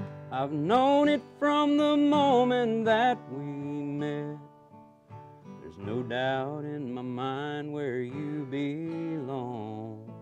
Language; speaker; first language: English; native; English